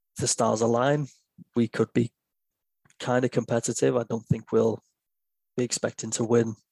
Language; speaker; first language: English; native; English